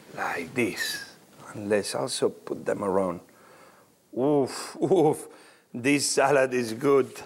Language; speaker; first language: English; non-native, fluent; Spanish